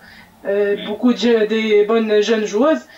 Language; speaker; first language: French; non-native, local second language; Arabic